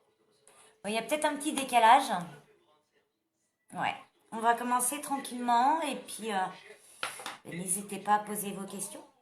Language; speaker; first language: French; native; French